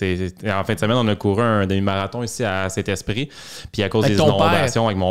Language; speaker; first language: French; native; French